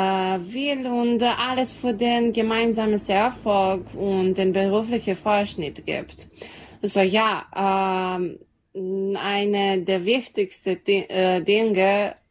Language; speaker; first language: German; non-native, learner; Serbian